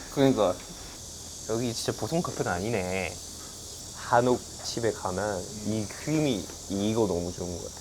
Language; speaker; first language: Korean; non-native, fluent; French